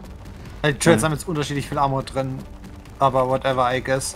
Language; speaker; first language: German; native; German